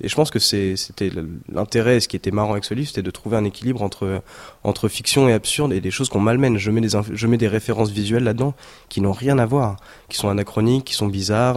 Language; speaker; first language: French; native; French